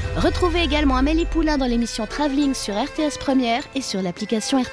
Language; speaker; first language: French; native; French